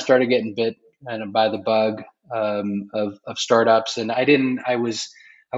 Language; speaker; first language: English; native; English